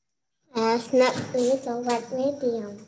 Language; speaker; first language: English; non-native, learner; Indonesian